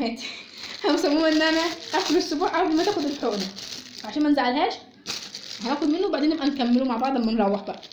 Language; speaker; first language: Arabic; native; Arabic